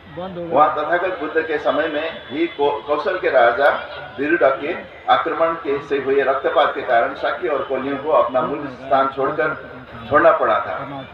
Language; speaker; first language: Hindi; non-native, fluent; Newari